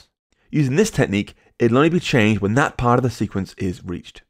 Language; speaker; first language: English; native; English